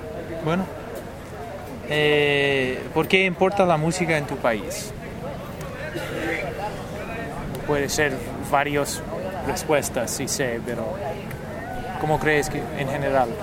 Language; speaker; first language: Spanish; non-native, fluent; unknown